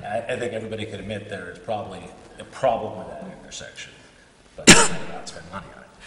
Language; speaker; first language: English; native; English